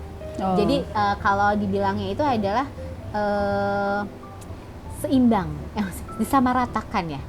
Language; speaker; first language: Indonesian; native; Indonesian